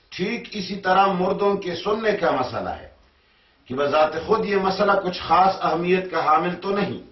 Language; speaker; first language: Urdu; non-native, local second language; Pashto